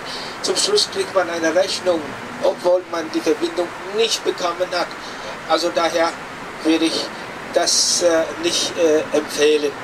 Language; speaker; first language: German; non-native, fluent; Vietnamese